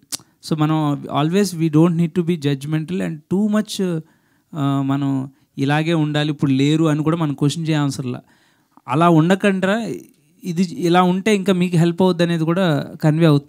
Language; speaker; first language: Telugu; native; Telugu